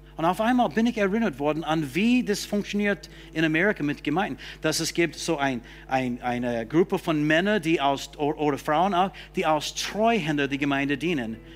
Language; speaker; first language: German; non-native, fluent; English